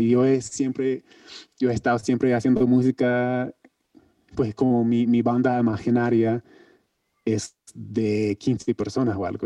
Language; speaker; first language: Spanish; non-native, learner; English